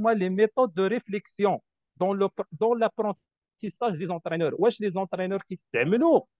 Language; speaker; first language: French; non-native, local second language; Arabic